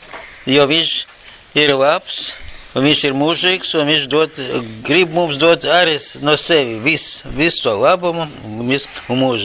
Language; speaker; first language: Latvian; non-native, local second language; Russian